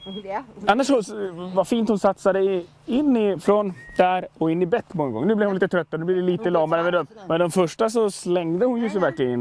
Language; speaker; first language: Swedish; native; Swedish